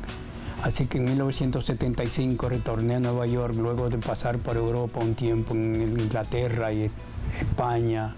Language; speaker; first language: Spanish; native; Spanish